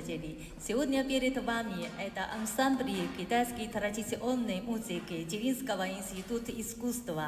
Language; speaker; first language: Russian; non-native, learner; Chinese